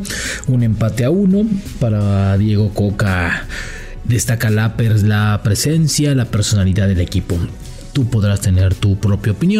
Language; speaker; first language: Spanish; native; Spanish